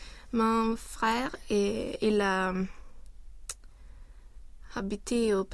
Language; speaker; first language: French; non-native, learner; Swedish